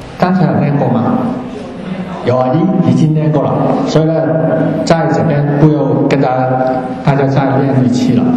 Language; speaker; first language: Chinese; non-native, local second language; Cantonese